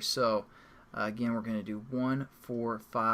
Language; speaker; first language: English; native; English